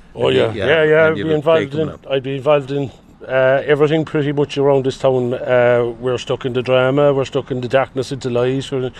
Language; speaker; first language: English; native; English